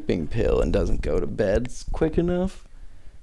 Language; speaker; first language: English; native; English